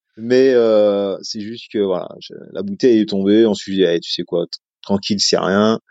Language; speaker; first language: French; native; French